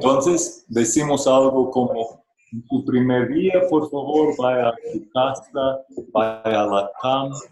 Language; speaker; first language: Spanish; non-native, fluent; English